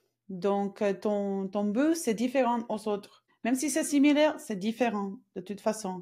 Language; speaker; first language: French; non-native, fluent; Spanish